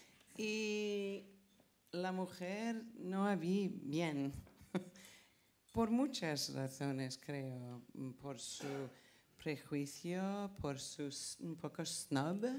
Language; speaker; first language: Spanish; non-native, fluent; English